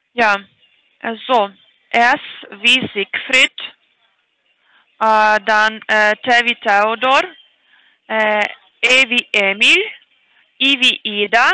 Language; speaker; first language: German; non-native, fluent; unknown